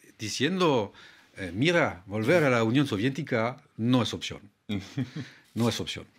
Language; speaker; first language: Spanish; non-native, fluent; French